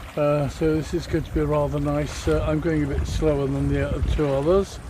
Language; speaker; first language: English; native; English